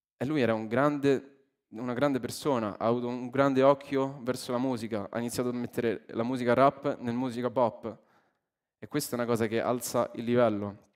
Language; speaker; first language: Italian; early bilingual, other home language; English